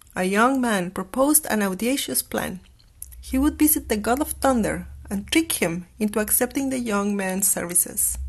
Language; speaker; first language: English; non-native, fluent; Spanish